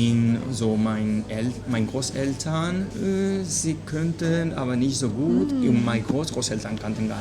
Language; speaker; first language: German; non-native, fluent; Catalan